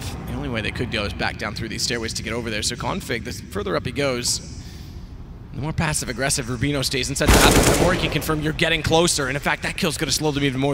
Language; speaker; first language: English; native; English